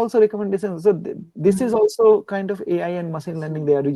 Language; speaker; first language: English; non-native, learner; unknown